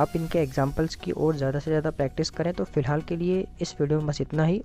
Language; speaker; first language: Hindi; native; Hindi